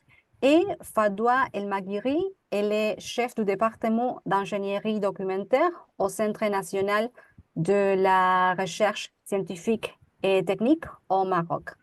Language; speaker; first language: French; non-native, fluent; Spanish